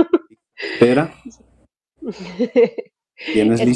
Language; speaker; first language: Spanish; non-native, fluent; Dutch